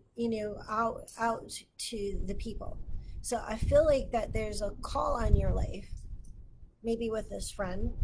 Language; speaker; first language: English; native; English